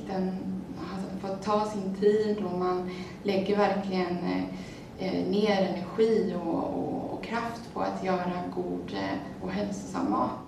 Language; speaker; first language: Swedish; early bilingual, other home language; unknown